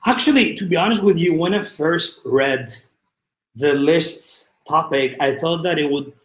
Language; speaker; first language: English; non-native, fluent; Greek